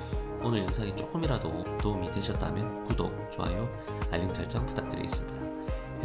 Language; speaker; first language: Korean; native; Korean